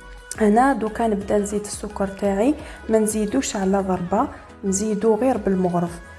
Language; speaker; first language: Arabic; native; Arabic